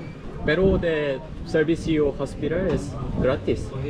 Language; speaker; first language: Spanish; non-native, learner; Korean